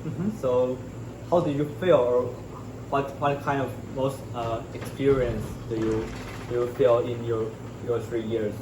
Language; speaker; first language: English; non-native, learner; Chinese